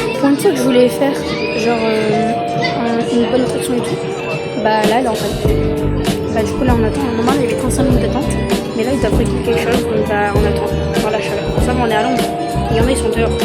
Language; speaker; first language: French; native; French